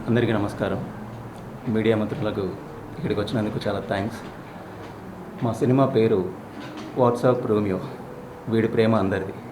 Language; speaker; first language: Telugu; native; Telugu